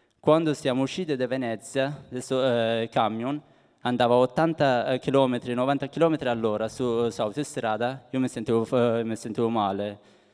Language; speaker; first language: Italian; non-native, fluent; Persian